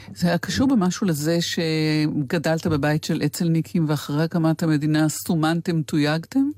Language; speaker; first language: Hebrew; native; Hebrew